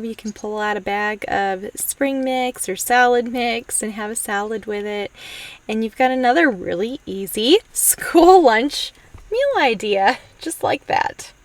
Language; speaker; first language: English; native; English